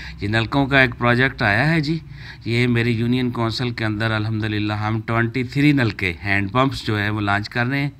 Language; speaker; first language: Urdu; non-native, local second language; Punjabi